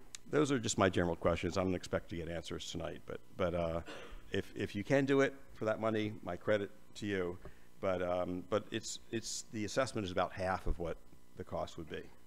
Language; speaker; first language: English; native; English